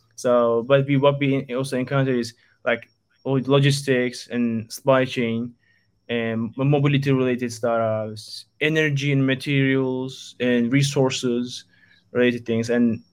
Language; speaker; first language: English; non-native, fluent; Turkish